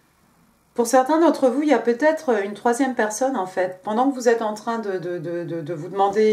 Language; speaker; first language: French; native; French